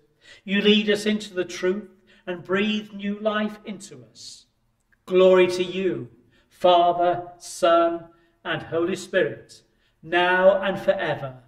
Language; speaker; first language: English; native; English